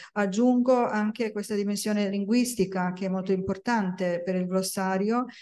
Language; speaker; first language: Italian; non-native, fluent; Bosnian